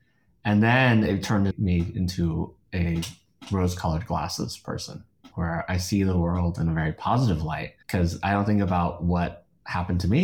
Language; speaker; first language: English; native; English